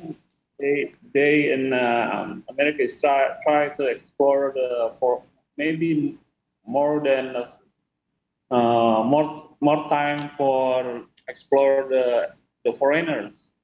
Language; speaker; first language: English; non-native, fluent; Indonesian